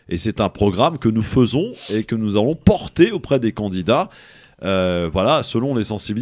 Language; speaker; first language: French; native; French